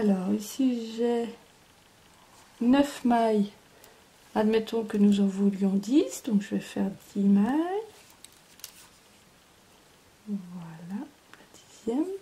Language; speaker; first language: French; native; French